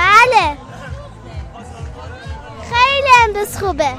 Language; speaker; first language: Persian; non-native, learner; German